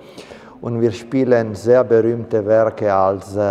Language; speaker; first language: German; non-native, learner; Italian